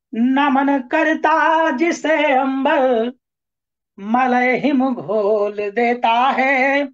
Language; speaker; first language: Hindi; native; Hindi